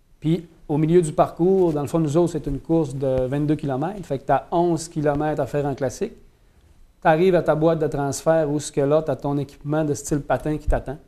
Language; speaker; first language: French; native; French